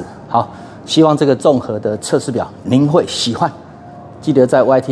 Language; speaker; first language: Chinese; native; Chinese